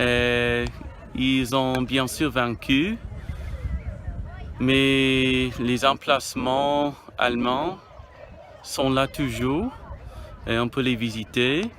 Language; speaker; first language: French; non-native, fluent; English